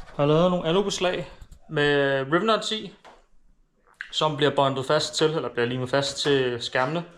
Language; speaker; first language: Danish; native; Danish